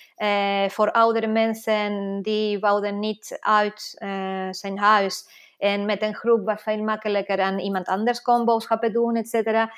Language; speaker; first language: Dutch; non-native, fluent; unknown